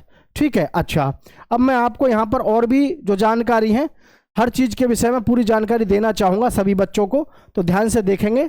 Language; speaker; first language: Hindi; native; Hindi